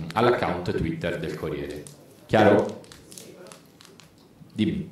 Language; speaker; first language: Italian; native; Italian